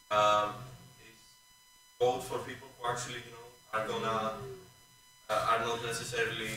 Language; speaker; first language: English; non-native, fluent; Greek